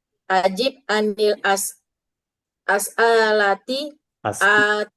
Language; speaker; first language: Arabic; non-native, learner; Indonesian